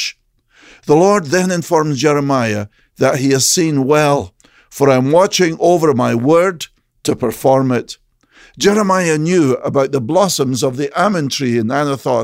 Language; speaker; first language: English; native; English